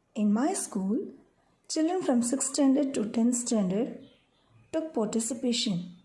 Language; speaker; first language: English; non-native, local second language; Tamil